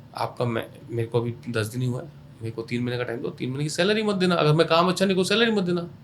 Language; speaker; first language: Hindi; native; Hindi